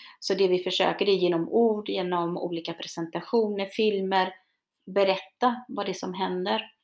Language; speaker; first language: Swedish; early bilingual, other home language; Spanish